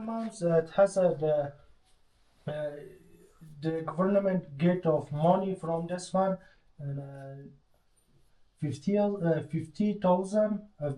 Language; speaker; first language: English; non-native, learner; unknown